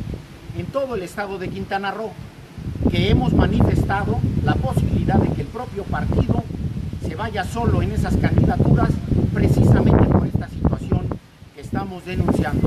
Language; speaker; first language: Spanish; native; Spanish